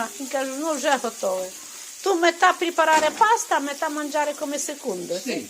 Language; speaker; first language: Italian; non-native, learner; Ukrainian